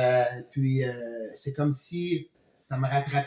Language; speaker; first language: French; native; French